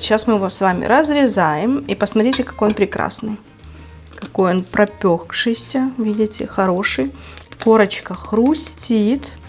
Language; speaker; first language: Russian; native; Russian